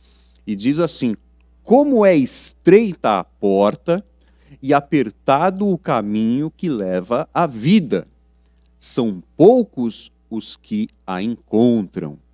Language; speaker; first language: Portuguese; native; Portuguese